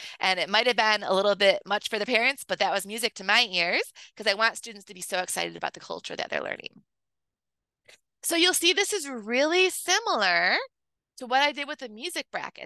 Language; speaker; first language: English; native; English